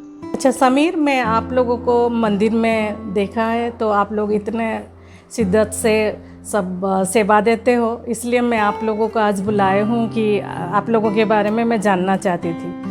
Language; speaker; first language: Hindi; non-native, local second language; Odia